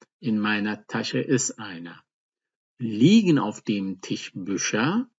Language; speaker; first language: German; non-native, fluent; Turkish